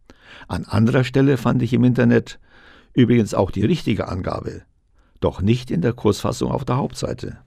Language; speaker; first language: German; native; German